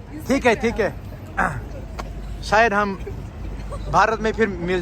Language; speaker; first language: Hindi; non-native, local second language; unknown